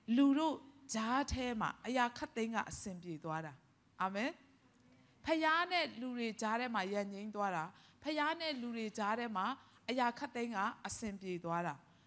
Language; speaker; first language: Burmese; non-native, local second language; Tedim Chin